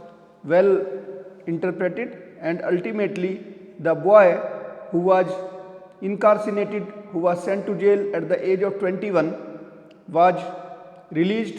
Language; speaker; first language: English; non-native, local second language; Hindi